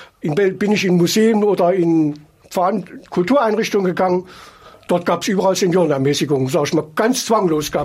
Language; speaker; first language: German; native; German